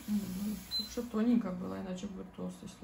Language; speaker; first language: Russian; native; Russian